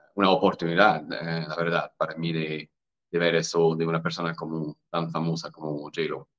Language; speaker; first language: Spanish; non-native, fluent; English